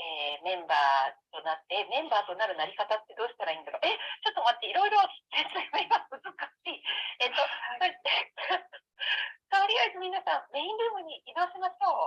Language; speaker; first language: Japanese; native; Japanese